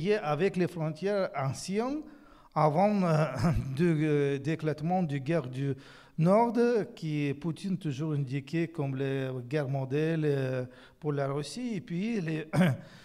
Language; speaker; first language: French; non-native, fluent; Ukrainian